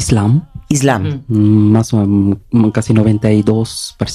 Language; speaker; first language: Spanish; non-native, learner; Bangla